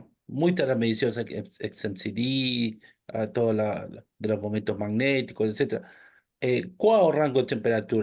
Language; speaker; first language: Spanish; non-native, local second language; Portuguese